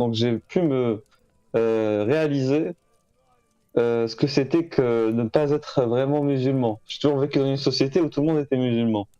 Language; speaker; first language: French; non-native, local second language; Arabic